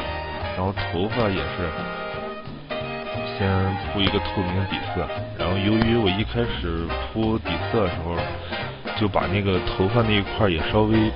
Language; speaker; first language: Chinese; native; Chinese